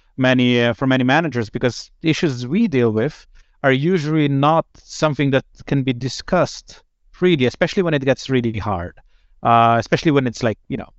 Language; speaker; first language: English; non-native, fluent; Slovenian